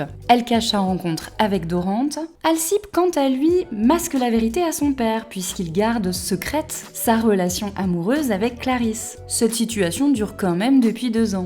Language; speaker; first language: French; native; French